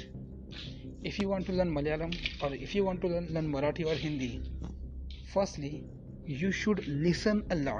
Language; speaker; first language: English; non-native, local second language; Marathi